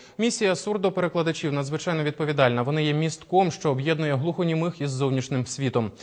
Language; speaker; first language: Ukrainian; native; Ukrainian